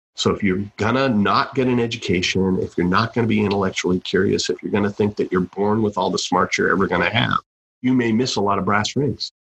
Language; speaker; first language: English; native; English